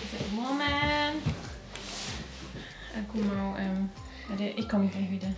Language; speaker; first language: Indonesian; non-native, learner; German